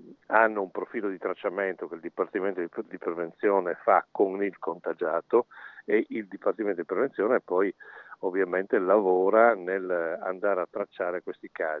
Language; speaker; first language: Italian; native; Italian